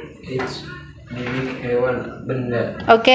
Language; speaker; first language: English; non-native, learner; Indonesian